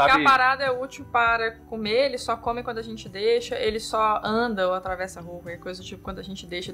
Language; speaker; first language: Portuguese; native; Portuguese